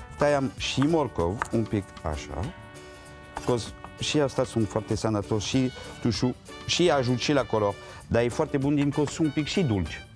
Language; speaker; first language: Romanian; non-native, learner; French